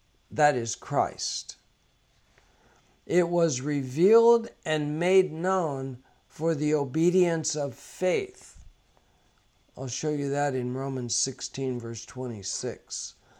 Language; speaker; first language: English; native; English